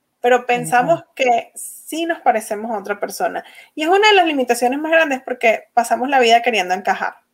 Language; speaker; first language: Spanish; native; Spanish